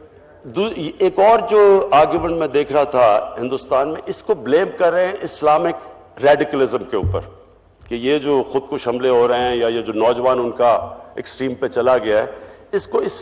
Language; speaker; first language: Urdu; native; Urdu